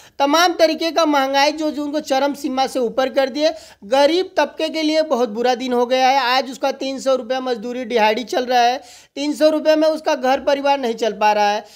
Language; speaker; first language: Hindi; native; Hindi